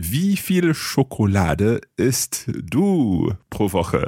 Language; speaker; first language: German; non-native, learner; English